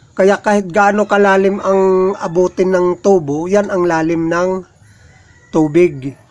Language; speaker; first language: Filipino; non-native, local second language; Cebuano